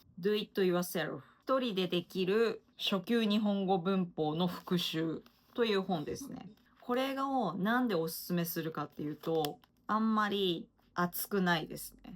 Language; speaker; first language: Japanese; native; Japanese